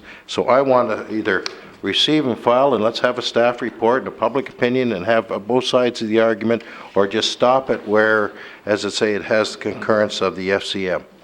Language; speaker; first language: English; native; English